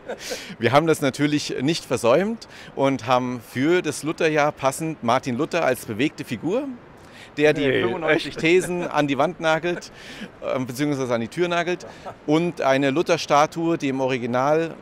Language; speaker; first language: German; native; German